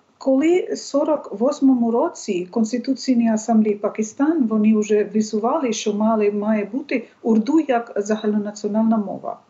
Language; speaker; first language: Ukrainian; non-native, fluent; Bangla